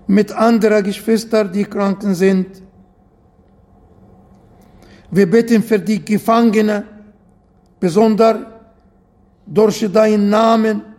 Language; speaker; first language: German; non-native, fluent; Arabic